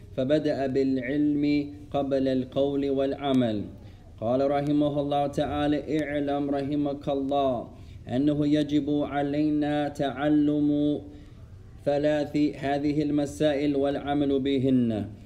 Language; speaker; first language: Arabic; non-native, fluent; English